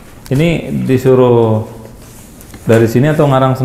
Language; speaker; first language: Indonesian; native; Indonesian